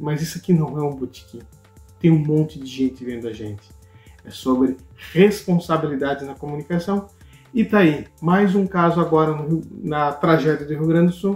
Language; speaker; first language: Portuguese; native; Portuguese